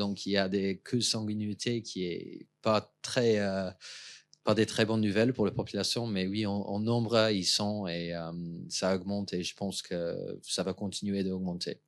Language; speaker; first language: French; non-native, fluent; English